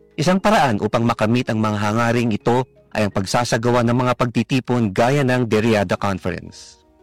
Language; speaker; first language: Filipino; native; Filipino